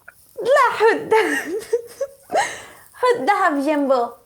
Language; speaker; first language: Arabic; non-native, learner; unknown